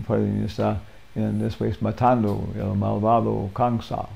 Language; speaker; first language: Spanish; non-native, learner; English